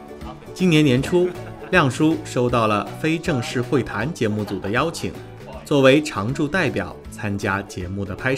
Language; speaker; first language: Chinese; native; Chinese